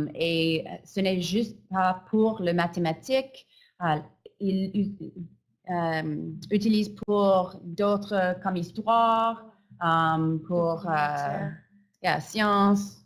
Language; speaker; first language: French; non-native, fluent; English